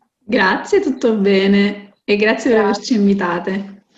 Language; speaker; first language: Italian; native; Italian